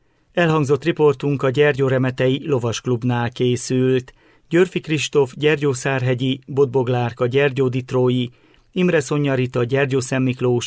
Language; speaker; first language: Hungarian; native; Hungarian